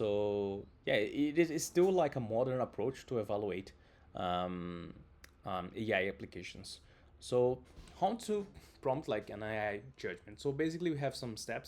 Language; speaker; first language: English; non-native, fluent; Portuguese